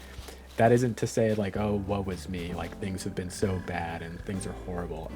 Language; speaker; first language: English; native; English